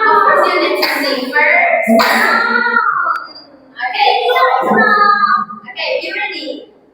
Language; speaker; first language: English; non-native, fluent; Indonesian